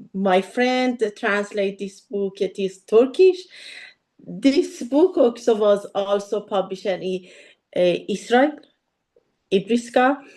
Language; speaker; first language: English; non-native, learner; Persian